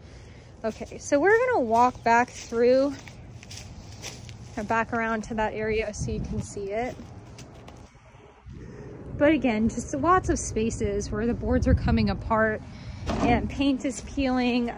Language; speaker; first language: English; native; English